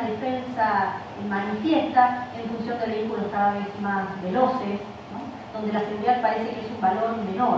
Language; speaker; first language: Spanish; native; Spanish